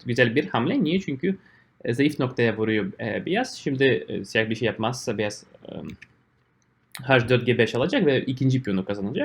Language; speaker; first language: Turkish; non-native, fluent; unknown